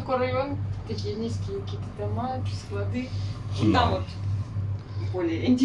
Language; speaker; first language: Russian; native; Russian